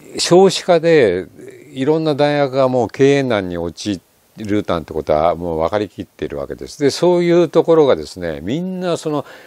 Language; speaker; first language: Japanese; native; Japanese